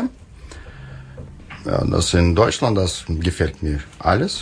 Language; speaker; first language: German; non-native, learner; Russian